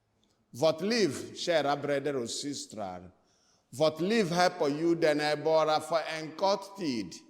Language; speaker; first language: Swedish; non-native, fluent; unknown